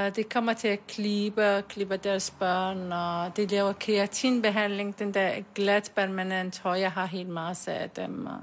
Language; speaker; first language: Danish; non-native, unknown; Arabic